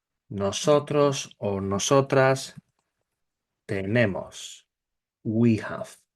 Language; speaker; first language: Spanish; non-native, learner; English